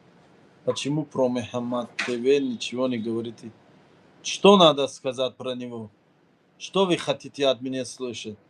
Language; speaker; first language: Russian; non-native, learner; Tajik